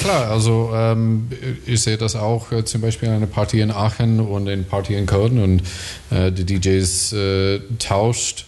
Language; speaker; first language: German; non-native, learner; English